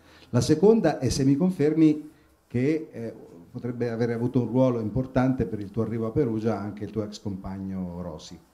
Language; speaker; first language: Italian; native; Italian